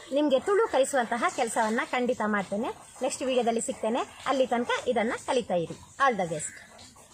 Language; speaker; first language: Kannada; non-native, local second language; Tulu